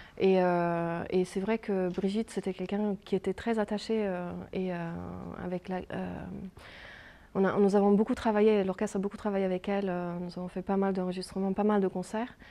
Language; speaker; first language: French; native; French